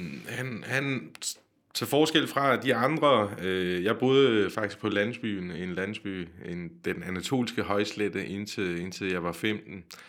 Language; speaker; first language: Danish; non-native, fluent; Turkish